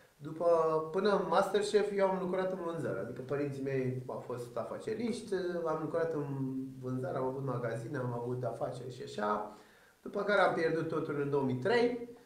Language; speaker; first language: Romanian; early bilingual, other home language; Persian